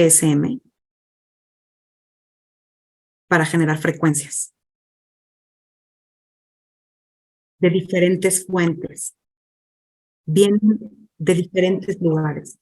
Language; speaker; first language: Spanish; non-native, fluent; English